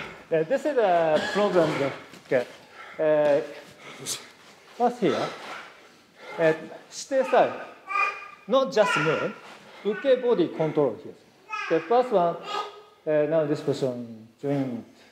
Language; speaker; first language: English; non-native, learner; Japanese